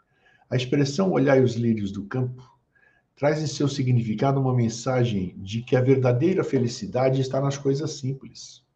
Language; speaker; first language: Portuguese; native; Portuguese